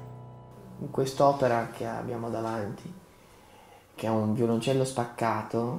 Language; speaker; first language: Italian; native; Italian